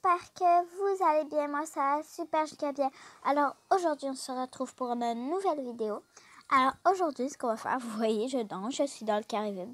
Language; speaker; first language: French; native; French